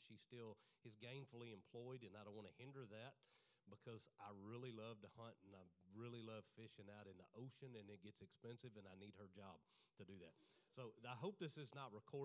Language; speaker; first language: English; native; English